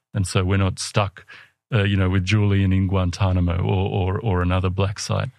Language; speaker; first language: English; native; English